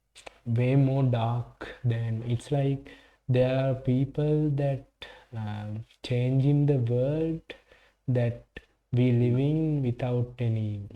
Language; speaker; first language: English; non-native, learner; Sinhala